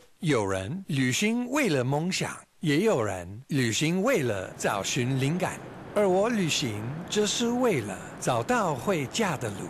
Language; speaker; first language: Chinese; non-native, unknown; English